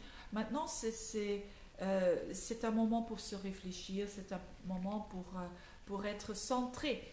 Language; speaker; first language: French; non-native, local second language; Dutch